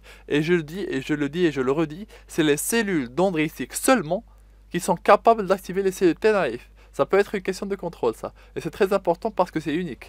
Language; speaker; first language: French; non-native, local second language; Arabic